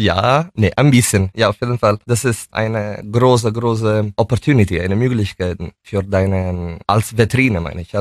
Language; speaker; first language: German; non-native, fluent; Italian